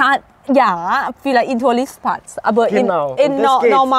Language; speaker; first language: German; non-native, learner; Thai